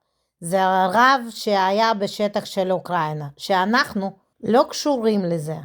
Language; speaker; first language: Hebrew; non-native, fluent; Russian